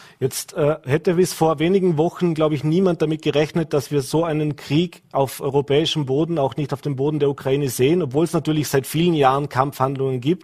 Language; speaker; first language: German; native; German